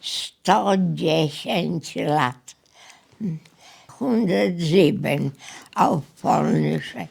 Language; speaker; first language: German; non-native, learner; Polish